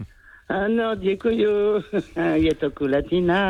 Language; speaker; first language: Czech; non-native, fluent; French